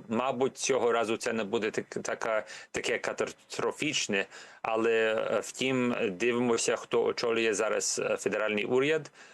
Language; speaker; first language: Ukrainian; early bilingual, heritage; Ukrainian